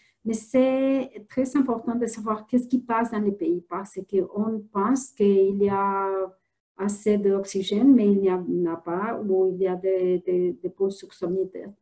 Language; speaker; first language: French; non-native, fluent; Spanish